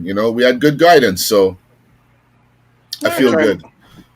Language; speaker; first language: English; native; English